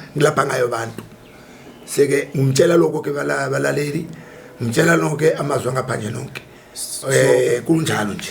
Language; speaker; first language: Zulu; non-native, local second language; Tsonga